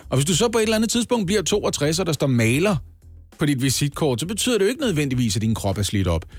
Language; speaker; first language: Danish; native; Danish